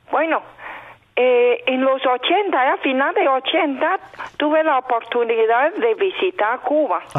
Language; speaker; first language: Spanish; non-native, fluent; Chinese